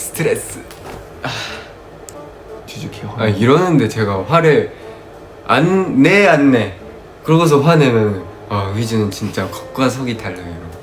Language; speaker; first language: Korean; non-native, fluent; Chinese